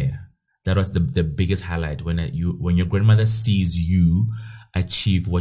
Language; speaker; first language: English; non-native, local second language; Southern Sotho